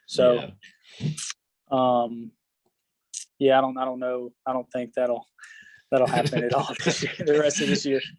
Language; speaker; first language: English; native; English